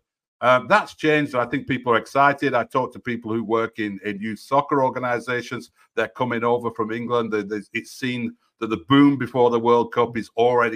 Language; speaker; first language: English; native; English